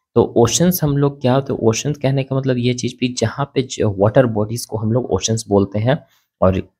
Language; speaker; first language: Hindi; native; Hindi